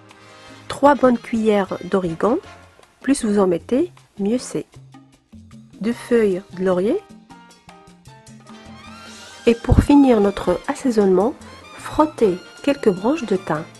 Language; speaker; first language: French; non-native, local second language; Arabic